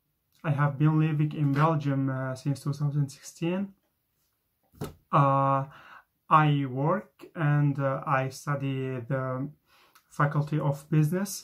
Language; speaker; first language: English; non-native, fluent; Arabic